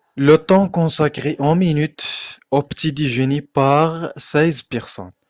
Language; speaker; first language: French; non-native, local second language; Arabic